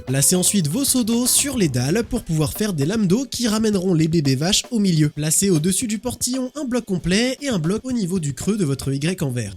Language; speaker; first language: French; native; French